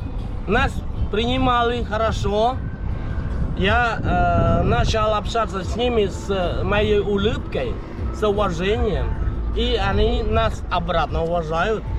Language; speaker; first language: Russian; non-native, fluent; Khmer